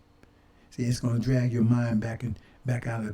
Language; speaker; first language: English; native; English